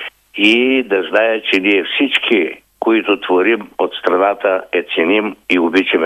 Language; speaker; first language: Bulgarian; native; Bulgarian